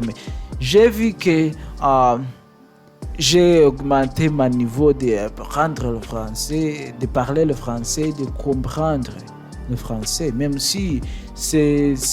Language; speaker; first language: French; non-native, learner; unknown